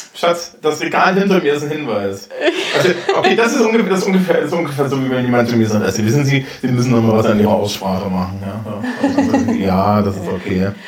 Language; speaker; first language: German; native; German